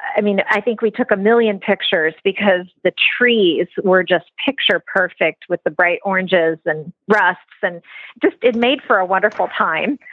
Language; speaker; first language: English; native; English